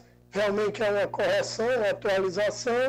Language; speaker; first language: Portuguese; native; Portuguese